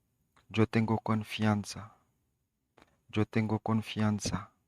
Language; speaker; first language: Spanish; non-native, learner; Haitian Creole